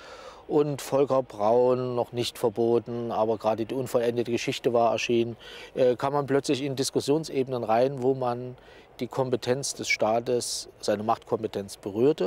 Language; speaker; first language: German; native; German